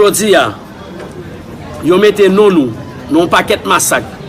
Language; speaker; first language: Haitian Creole; native; Haitian Creole